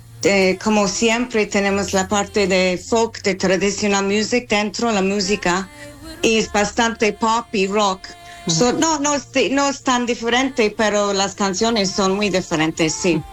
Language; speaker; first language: Spanish; non-native, fluent; English